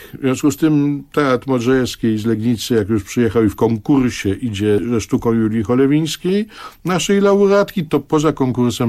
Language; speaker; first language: Polish; native; Polish